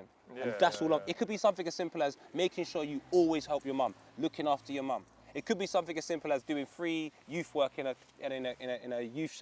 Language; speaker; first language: English; native; English